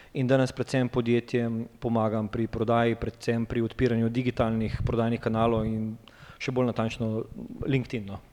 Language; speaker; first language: Slovenian; native; Slovenian